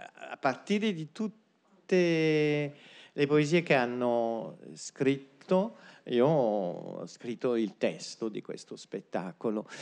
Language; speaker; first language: Italian; non-native, fluent; French